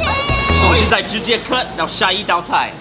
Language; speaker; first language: Chinese; non-native, fluent; English